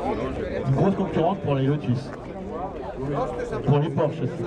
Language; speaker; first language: French; native; French